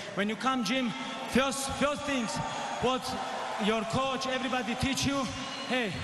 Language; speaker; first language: English; non-native, learner; Avaric